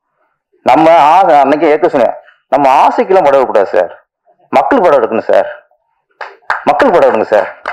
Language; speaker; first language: Tamil; native; Tamil